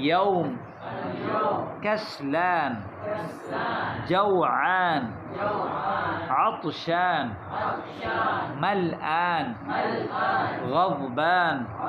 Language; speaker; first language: Arabic; non-native, fluent; Urdu